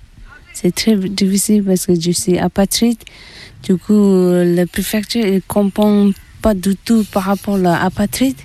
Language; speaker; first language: French; non-native, learner; Tibetan